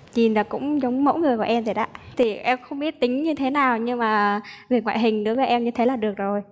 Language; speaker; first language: Vietnamese; native; Vietnamese